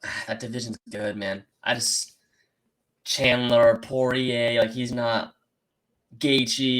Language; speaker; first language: English; native; English